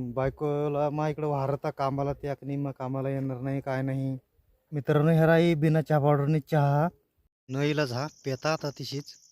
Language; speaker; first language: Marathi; non-native, local second language; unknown